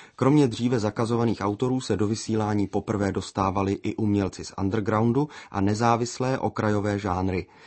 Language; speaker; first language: Czech; native; Czech